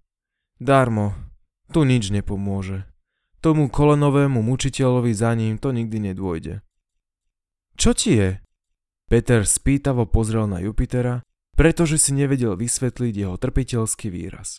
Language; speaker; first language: Slovak; native; Slovak